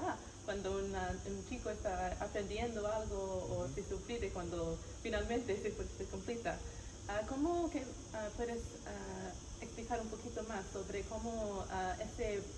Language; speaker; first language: Spanish; non-native, learner; English